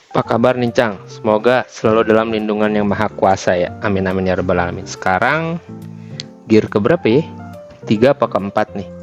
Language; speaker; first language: Indonesian; native; Indonesian